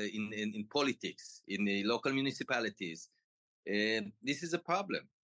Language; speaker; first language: English; non-native, fluent; Hebrew